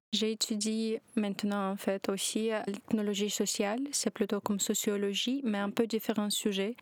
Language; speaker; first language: French; non-native, learner; Ukrainian